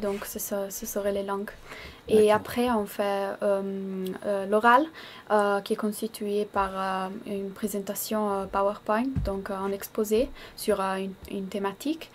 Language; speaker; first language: French; non-native, fluent; Italian